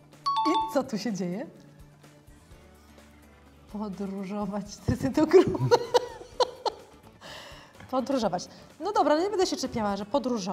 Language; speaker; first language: Polish; native; Polish